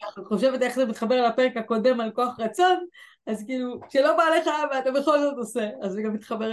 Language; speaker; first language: Hebrew; native; Hebrew